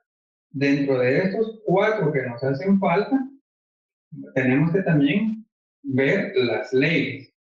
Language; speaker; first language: Spanish; native; Spanish